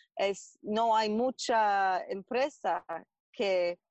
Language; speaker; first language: Spanish; non-native, learner; English